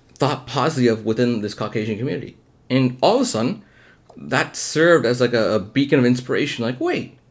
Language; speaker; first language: English; early bilingual, other home language; Hindi